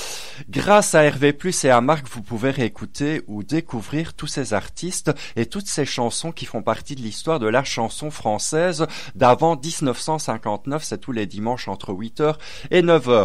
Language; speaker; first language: French; native; French